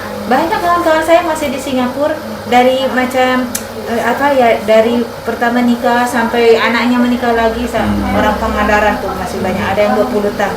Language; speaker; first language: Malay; non-native, local second language; Sundanese